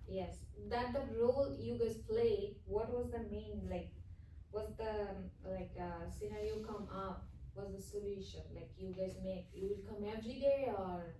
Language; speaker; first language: English; non-native, fluent; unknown